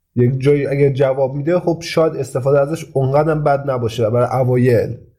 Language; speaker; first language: Persian; native; Persian